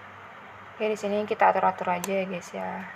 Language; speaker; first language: Indonesian; native; Indonesian